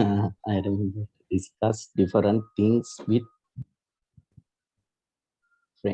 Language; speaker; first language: English; non-native, learner; Sinhala